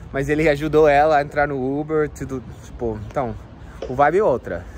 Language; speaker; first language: Portuguese; non-native, fluent; English